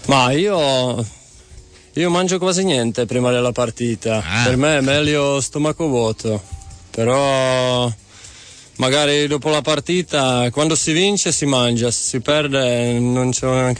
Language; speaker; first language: Italian; non-native, fluent; Czech